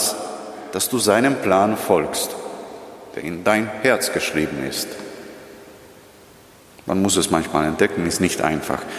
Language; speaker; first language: German; non-native, fluent; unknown